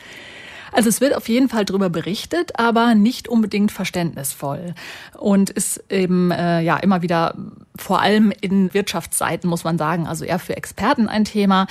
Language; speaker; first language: German; native; German